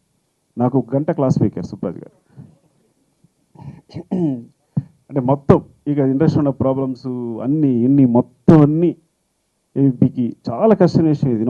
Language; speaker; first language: Telugu; native; Telugu